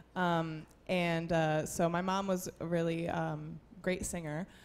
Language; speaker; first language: English; native; English